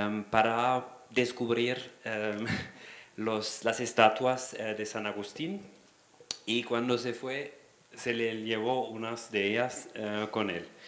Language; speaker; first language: Spanish; non-native, fluent; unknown